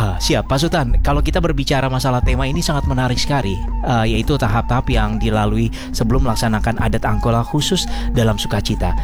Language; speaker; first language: Indonesian; native; Indonesian